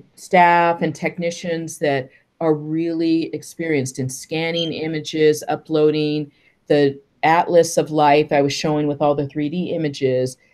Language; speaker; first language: English; native; English